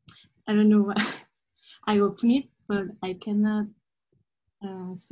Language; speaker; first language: English; non-native, learner; Korean